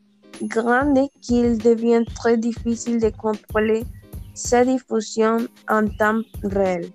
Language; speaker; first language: French; non-native, learner; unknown